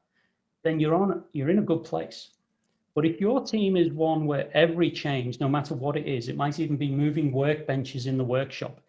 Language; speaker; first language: English; native; English